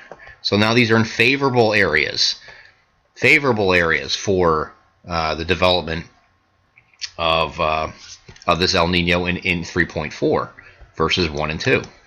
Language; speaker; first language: English; native; English